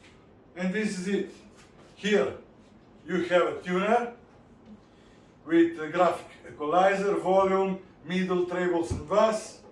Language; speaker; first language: English; non-native, learner; Italian